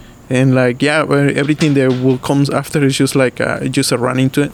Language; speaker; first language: English; non-native, fluent; Spanish